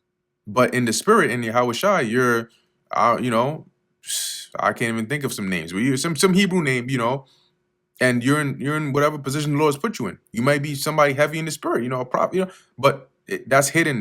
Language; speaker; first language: English; native; English